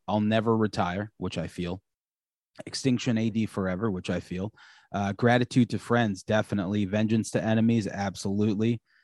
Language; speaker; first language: English; native; English